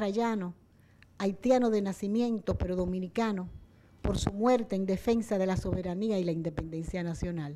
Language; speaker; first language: Spanish; native; Spanish